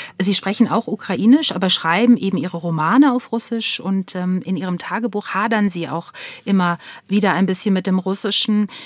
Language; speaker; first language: German; native; German